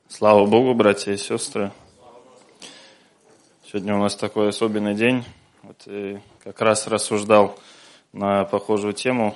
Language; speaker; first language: Russian; native; Russian